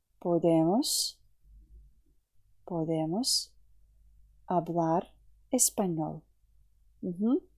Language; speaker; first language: Spanish; non-native, fluent; Ukrainian